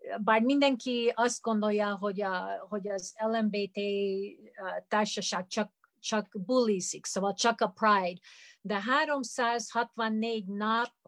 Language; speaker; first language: Hungarian; early bilingual, heritage; Hungarian